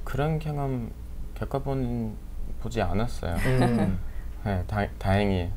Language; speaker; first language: Korean; non-native, fluent; English